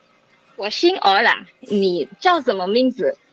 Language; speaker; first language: Chinese; non-native, learner; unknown